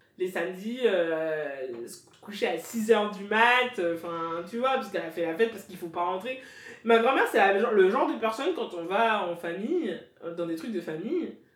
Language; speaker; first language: French; native; French